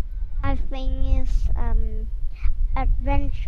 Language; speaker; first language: English; non-native, learner; Vietnamese